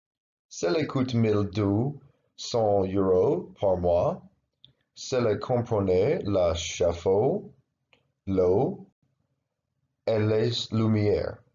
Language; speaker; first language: French; non-native, learner; English